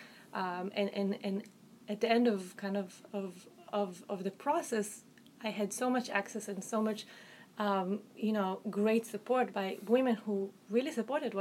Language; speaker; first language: English; non-native, fluent; Hebrew